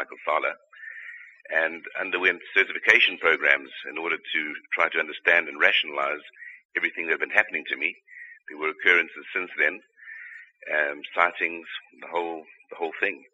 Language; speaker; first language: English; native; English